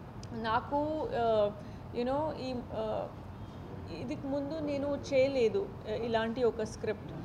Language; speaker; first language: Telugu; non-native, fluent; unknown